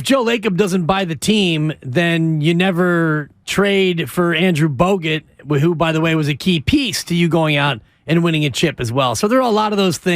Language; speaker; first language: English; native; English